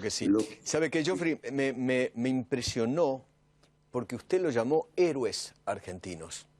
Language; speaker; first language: Spanish; native; Spanish